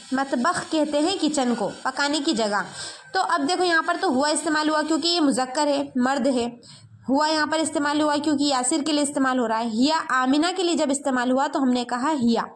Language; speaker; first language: Urdu; native; Urdu